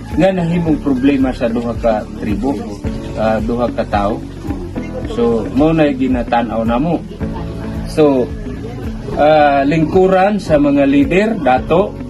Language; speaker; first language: Cebuano; non-native, local second language; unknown